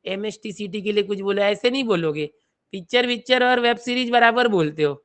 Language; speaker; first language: Hindi; non-native, local second language; Marathi